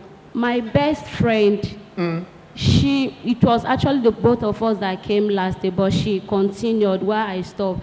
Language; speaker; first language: English; non-native, local second language; Igbo